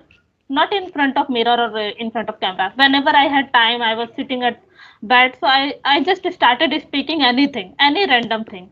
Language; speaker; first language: English; non-native, local second language; Hindi